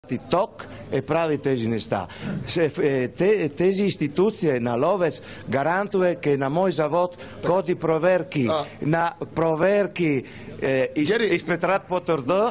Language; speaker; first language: Bulgarian; non-native, learner; Italian